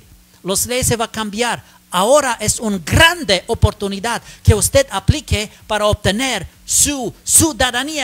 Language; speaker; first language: Spanish; non-native, learner; English